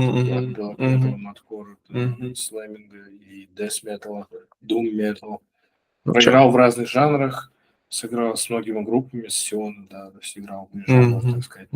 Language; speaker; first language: Russian; native; Russian